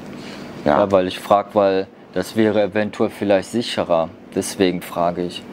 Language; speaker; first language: German; native; German